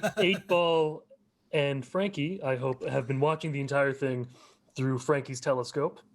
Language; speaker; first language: English; native; English